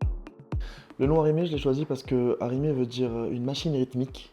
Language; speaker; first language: French; non-native, local second language; Arabic